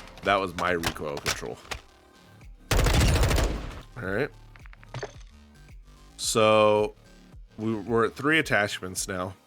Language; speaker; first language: English; native; English